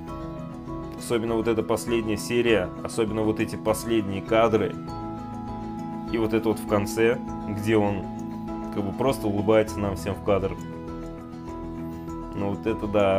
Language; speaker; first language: Russian; native; Russian